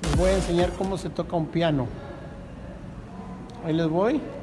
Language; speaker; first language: Spanish; native; Spanish